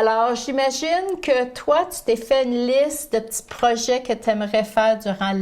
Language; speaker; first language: French; native; French